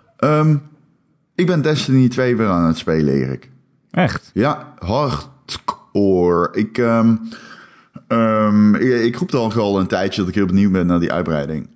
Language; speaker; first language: Dutch; native; Dutch